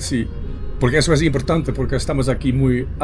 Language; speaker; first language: Spanish; non-native, learner; Dutch